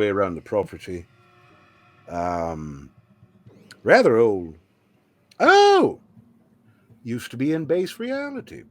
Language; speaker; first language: English; native; English